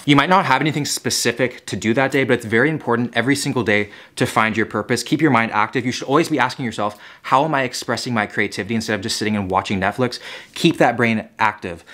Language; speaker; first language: English; native; English